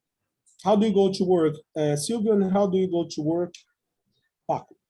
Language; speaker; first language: English; non-native, fluent; Portuguese